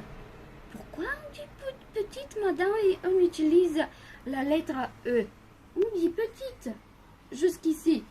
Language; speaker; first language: French; non-native, fluent; Bulgarian